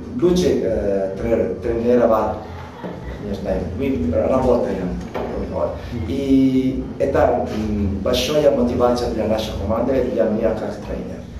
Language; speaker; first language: Russian; non-native, learner; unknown